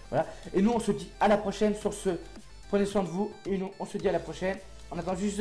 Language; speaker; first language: French; native; French